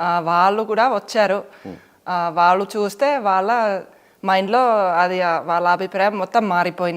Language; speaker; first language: Telugu; non-native, fluent; Finnish